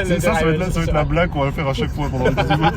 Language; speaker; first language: French; native; French